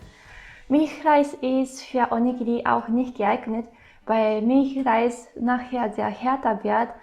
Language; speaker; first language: German; non-native, fluent; Japanese